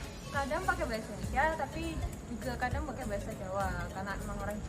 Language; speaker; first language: Indonesian; non-native, local second language; Javanese